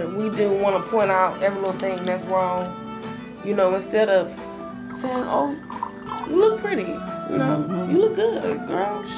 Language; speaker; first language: English; native; English